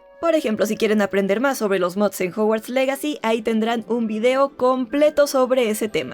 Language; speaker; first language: Spanish; native; Spanish